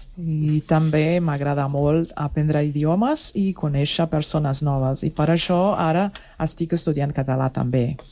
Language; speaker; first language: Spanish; non-native, fluent; Portuguese